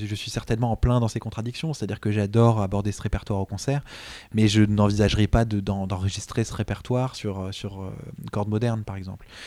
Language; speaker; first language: French; native; French